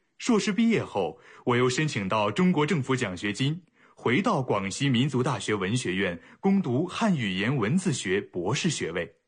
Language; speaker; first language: Chinese; non-native, fluent; Vietnamese